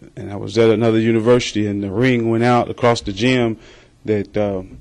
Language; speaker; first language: English; native; English